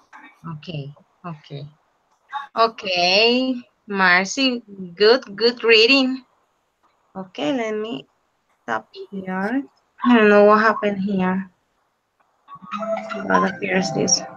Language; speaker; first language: English; non-native, fluent; Spanish